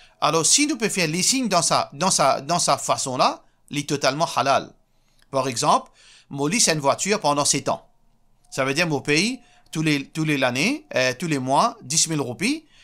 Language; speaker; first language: French; non-native, local second language; Morisyen